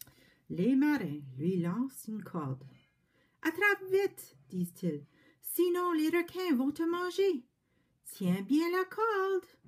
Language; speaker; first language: French; non-native, fluent; English